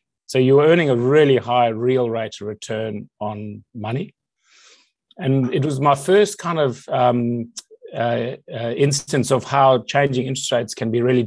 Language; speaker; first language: English; native; English